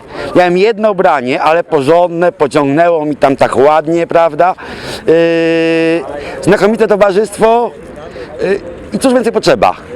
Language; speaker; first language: Polish; native; Polish